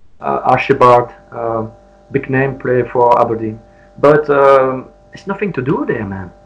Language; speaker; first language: English; non-native, learner; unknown